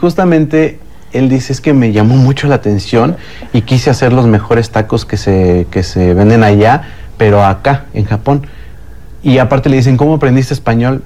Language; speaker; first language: Spanish; native; Spanish